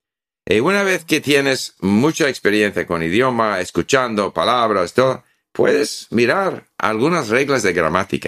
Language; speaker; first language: Spanish; non-native, fluent; English